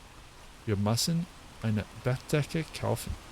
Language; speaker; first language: German; non-native, learner; English